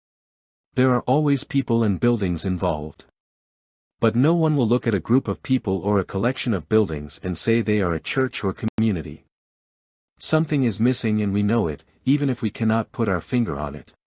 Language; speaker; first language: English; native; English